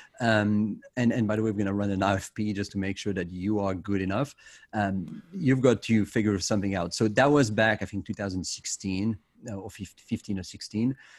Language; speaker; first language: English; non-native, fluent; French